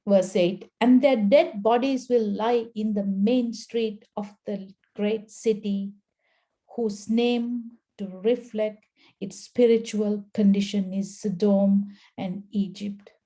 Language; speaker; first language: English; non-native, local second language; Sinhala